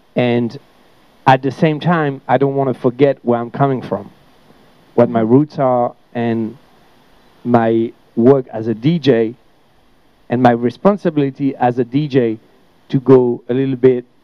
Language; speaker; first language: English; non-native, fluent; French